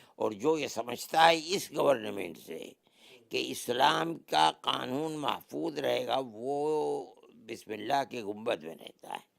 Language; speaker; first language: Urdu; native; Urdu